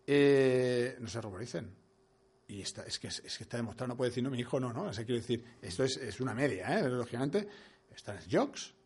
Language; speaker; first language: Spanish; non-native, local second language; Catalan